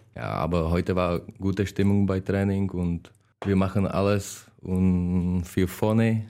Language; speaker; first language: German; non-native, learner; Czech